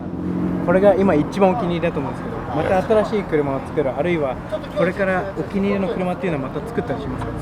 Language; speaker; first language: Japanese; non-native, fluent; Indonesian